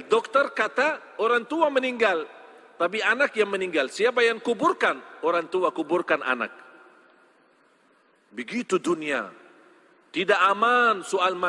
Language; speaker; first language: Indonesian; non-native, fluent; Arabic